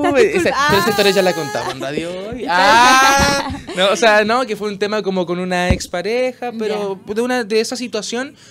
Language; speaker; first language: Spanish; native; Spanish